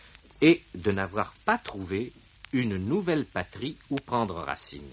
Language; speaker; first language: French; native; French